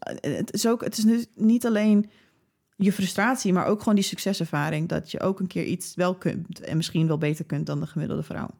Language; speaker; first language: Dutch; early bilingual, other home language; English